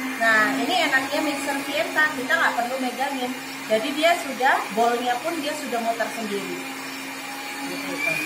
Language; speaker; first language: Indonesian; native; Indonesian